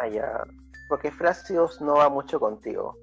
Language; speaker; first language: Spanish; native; Spanish